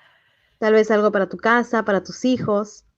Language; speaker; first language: Spanish; native; Spanish